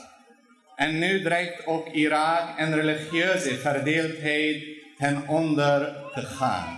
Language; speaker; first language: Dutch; non-native, fluent; Turoyo